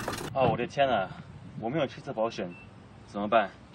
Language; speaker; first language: Chinese; non-native, learner; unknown